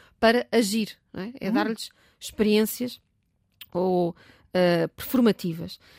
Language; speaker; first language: Portuguese; native; Portuguese